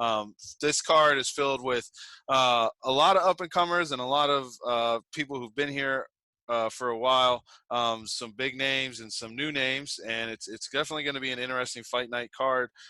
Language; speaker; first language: English; native; English